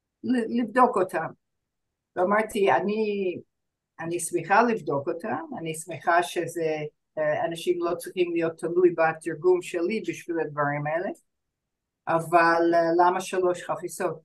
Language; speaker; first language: Hebrew; non-native, fluent; English